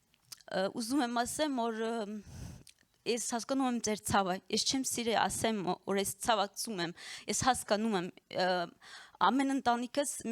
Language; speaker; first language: Armenian; early bilingual, heritage; Armenian